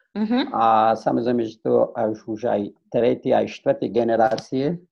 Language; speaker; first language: Slovak; non-native, fluent; Persian